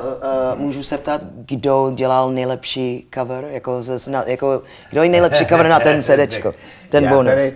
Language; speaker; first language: Czech; non-native, learner; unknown